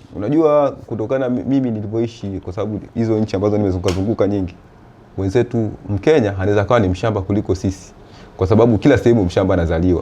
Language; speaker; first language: Swahili; native; Swahili